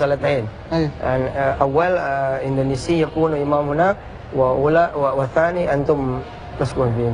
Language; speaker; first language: Arabic; non-native, fluent; Indonesian